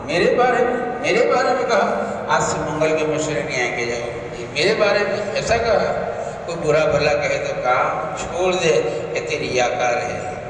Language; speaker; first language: Urdu; non-native, local second language; Gujarati